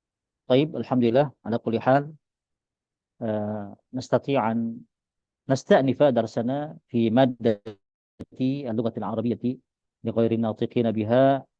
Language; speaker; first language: Arabic; non-native, fluent; Indonesian